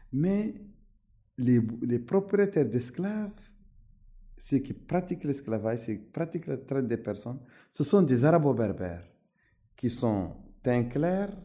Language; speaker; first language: French; non-native, local second language; Arabic